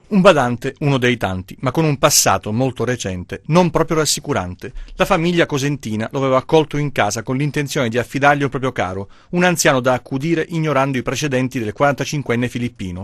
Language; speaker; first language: Italian; native; Italian